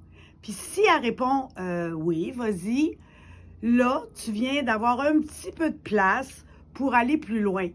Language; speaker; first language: French; native; French